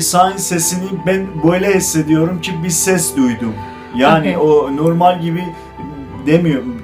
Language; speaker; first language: Turkish; non-native, fluent; Azerbaijani